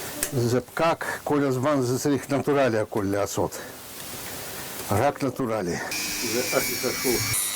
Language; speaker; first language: Hebrew; non-native, learner; Russian